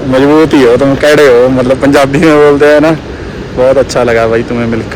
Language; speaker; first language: Hindi; non-native, local second language; Punjabi